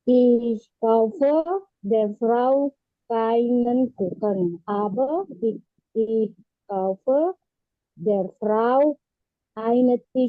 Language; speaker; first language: German; non-native, learner; Indonesian